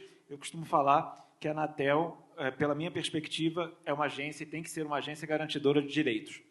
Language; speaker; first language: Portuguese; native; Portuguese